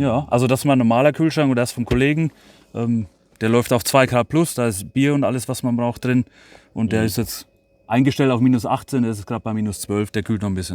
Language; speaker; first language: German; native; German